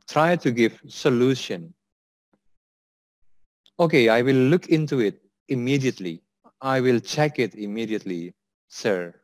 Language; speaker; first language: English; non-native, fluent; Indonesian